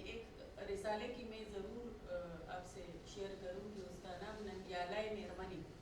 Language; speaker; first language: Urdu; non-native, local second language; Pashto